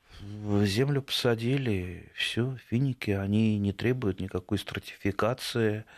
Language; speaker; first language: Russian; native; Russian